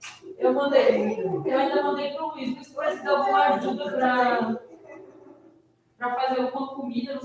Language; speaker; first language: Portuguese; native; Portuguese